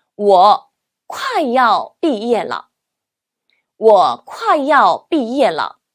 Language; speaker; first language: Chinese; non-native, fluent; Korean